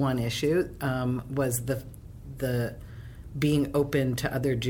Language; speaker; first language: English; native; English